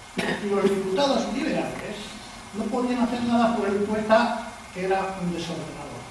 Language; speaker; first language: Spanish; non-native, local second language; Basque